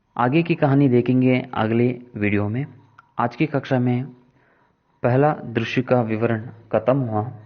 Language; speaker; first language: Hindi; non-native, local second language; Kannada